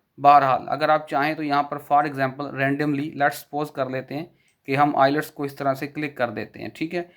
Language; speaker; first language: Urdu; non-native, local second language; Punjabi